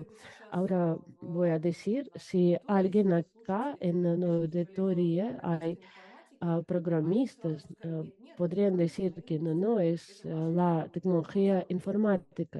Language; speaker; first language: Spanish; non-native, fluent; Russian